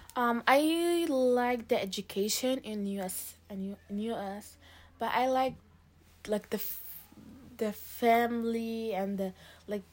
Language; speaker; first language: English; early bilingual, other home language; Arabic